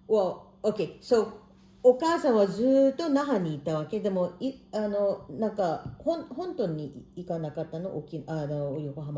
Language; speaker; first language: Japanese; early bilingual, heritage; Japanese